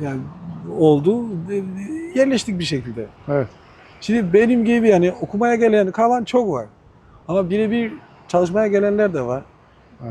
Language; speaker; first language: Turkish; non-native, fluent; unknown